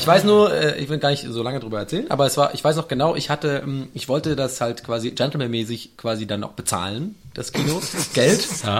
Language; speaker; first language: German; native; German